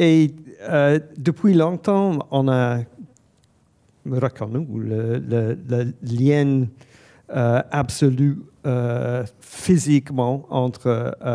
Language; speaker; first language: French; non-native, fluent; English